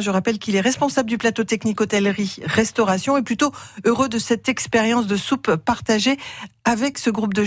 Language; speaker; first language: French; native; French